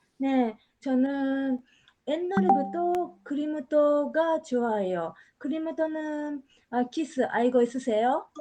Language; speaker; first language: Korean; non-native, learner; Japanese